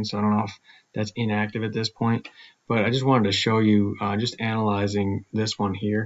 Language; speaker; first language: English; native; English